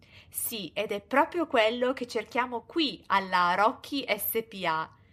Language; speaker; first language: Italian; native; Italian